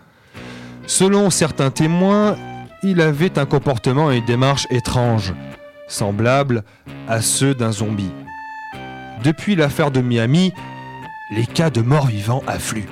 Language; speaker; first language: French; native; French